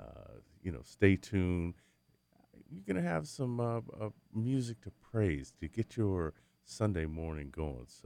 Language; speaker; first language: English; native; English